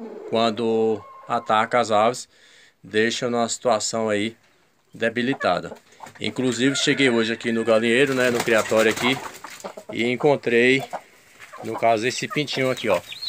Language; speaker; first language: Portuguese; native; Portuguese